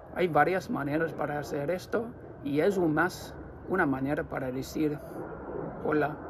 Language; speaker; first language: Spanish; non-native, learner; English